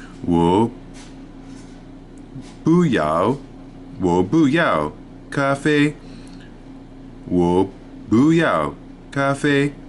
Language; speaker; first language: Chinese; non-native, learner; English